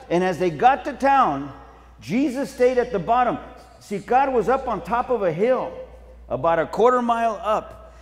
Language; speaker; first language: English; early bilingual, other home language; Spanish